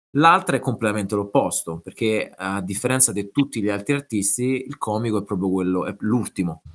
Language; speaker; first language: Italian; native; Italian